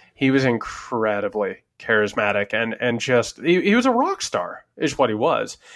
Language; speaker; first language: English; native; English